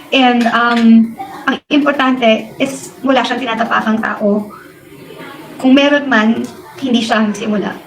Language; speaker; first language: Filipino; non-native, local second language; Hiligaynon